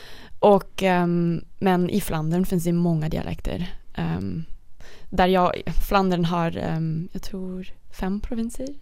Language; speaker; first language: Swedish; non-native, learner; Dutch